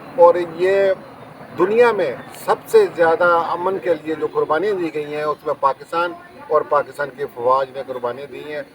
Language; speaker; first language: Urdu; non-native, local second language; Punjabi